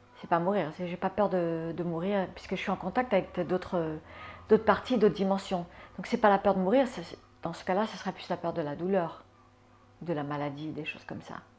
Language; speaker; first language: French; early bilingual, other home language; English